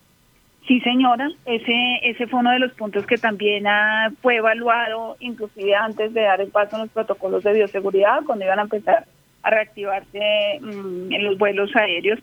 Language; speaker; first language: Spanish; native; Spanish